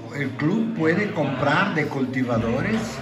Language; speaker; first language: Spanish; non-native, learner; Portuguese